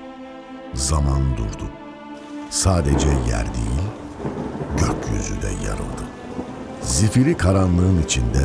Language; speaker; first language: Turkish; native; Turkish